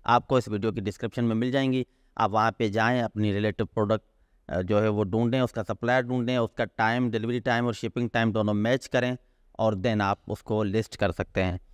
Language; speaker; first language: Urdu; non-native, local second language; Sindhi